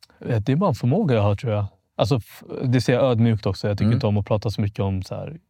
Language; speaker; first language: Swedish; early bilingual, other home language; Amharic